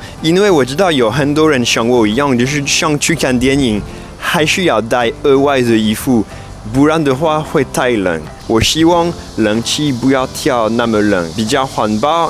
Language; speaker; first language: Chinese; non-native, fluent; French